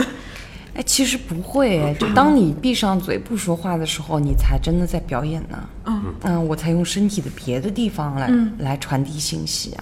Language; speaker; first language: Chinese; non-native, local second language; Wu Chinese